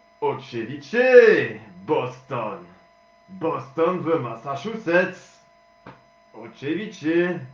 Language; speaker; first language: Polish; non-native, learner; French